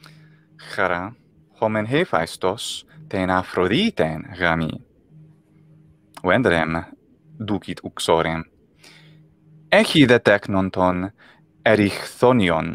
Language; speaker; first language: Greek; non-native, fluent; English